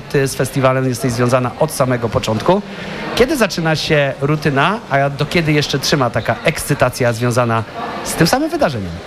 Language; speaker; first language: Polish; native; Polish